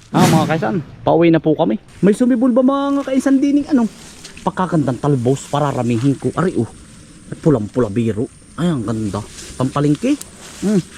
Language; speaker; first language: Filipino; native; Filipino